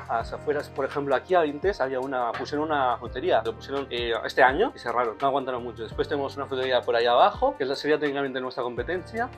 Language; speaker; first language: Spanish; native; Spanish